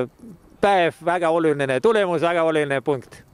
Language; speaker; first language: Estonian; non-native, local second language; Russian